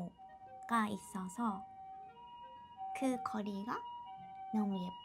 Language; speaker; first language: Korean; non-native, learner; Japanese